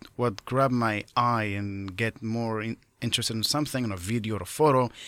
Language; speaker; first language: English; non-native, fluent; Arabic